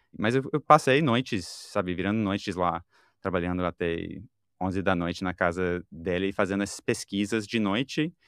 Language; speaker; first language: Portuguese; non-native, fluent; English